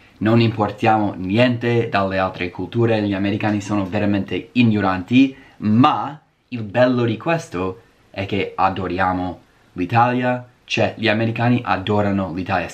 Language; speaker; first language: Italian; non-native, fluent; English